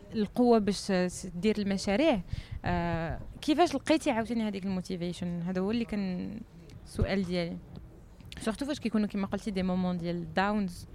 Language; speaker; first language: Arabic; native; Arabic